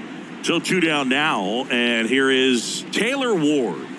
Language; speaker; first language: English; native; English